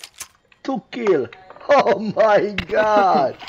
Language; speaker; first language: English; non-native, learner; Polish